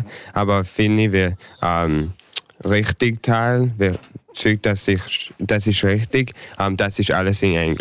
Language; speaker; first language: German; early bilingual, heritage; English